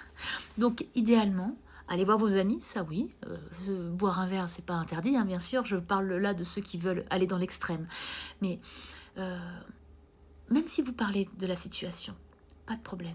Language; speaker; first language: French; native; French